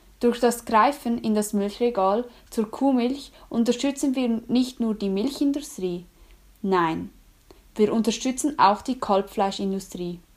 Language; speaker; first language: German; native; German